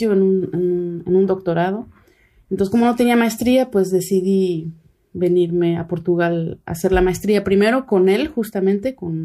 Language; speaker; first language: Spanish; native; Spanish